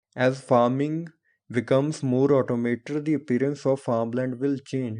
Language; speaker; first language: English; non-native, local second language; Punjabi